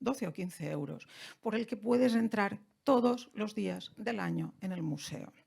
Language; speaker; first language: Spanish; non-native, local second language; Catalan